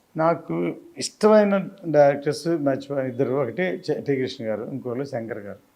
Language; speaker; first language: Telugu; native; Telugu